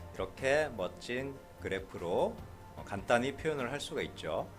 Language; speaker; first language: Korean; native; Korean